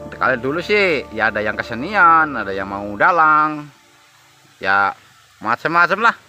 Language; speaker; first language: Indonesian; non-native, local second language; Javanese